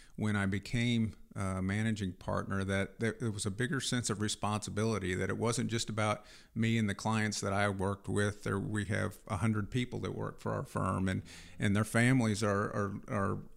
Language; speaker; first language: English; native; English